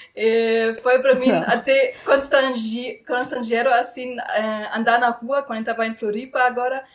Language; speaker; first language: Portuguese; non-native, fluent; German